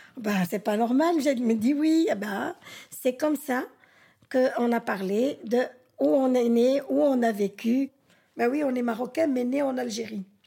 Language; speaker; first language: French; early bilingual, other home language; Arabic